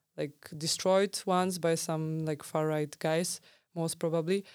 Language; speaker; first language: English; non-native, fluent; Polish